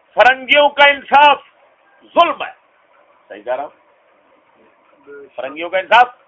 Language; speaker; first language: Urdu; non-native, local second language; Punjabi